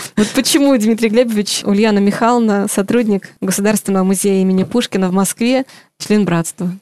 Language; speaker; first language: Russian; native; Russian